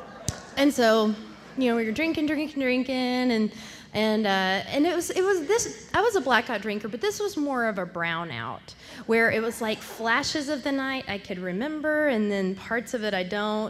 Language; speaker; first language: English; native; English